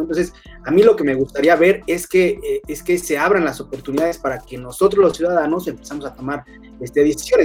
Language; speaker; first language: Spanish; native; Spanish